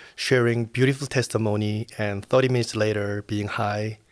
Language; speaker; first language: English; non-native, fluent; Korean